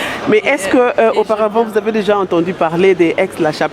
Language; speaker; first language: French; non-native, local second language; Lingala